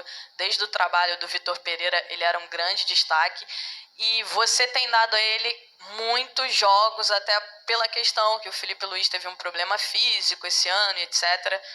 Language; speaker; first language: Portuguese; native; Portuguese